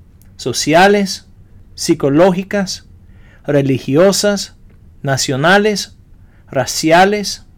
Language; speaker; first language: Spanish; non-native, fluent; English